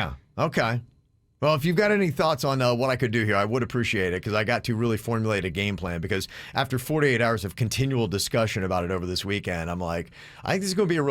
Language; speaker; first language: English; native; English